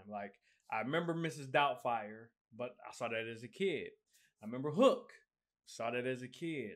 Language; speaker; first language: English; native; English